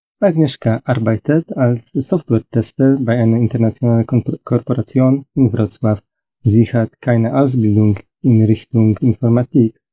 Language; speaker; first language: German; non-native, fluent; Polish